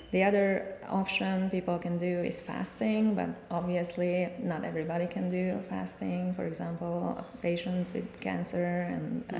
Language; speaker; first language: English; non-native, fluent; Hungarian